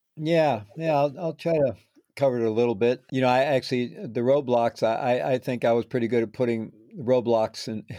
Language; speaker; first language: English; native; English